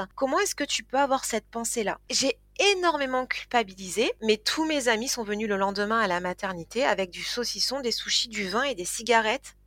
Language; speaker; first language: French; native; French